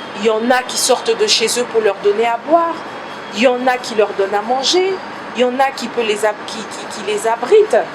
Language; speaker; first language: French; non-native, local second language; Lingala